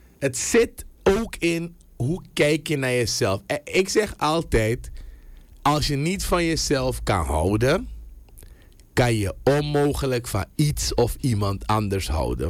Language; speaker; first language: Dutch; native; Dutch